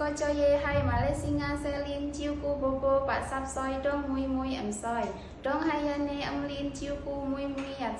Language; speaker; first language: Cantonese; non-native, learner; Indonesian